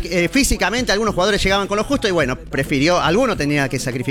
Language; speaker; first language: Spanish; native; Spanish